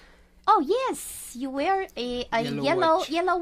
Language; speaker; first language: English; non-native, local second language; Chinese